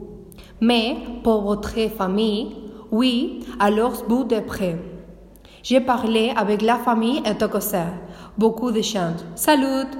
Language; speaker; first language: French; non-native, learner; Spanish